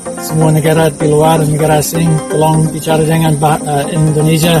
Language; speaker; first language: Indonesian; non-native, learner; English